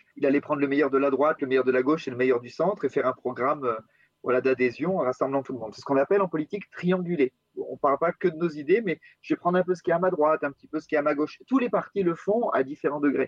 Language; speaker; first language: French; native; French